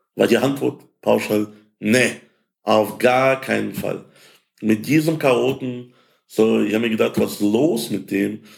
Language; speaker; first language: German; early bilingual, other home language; Ukrainian